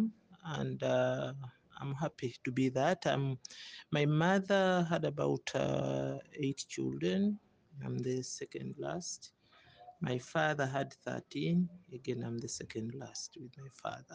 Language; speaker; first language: English; non-native, local second language; Ganda